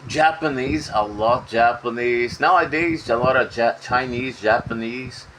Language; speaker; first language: English; non-native, fluent; Portuguese